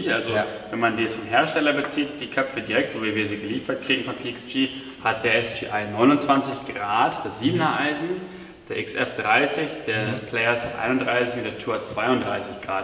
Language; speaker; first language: German; native; German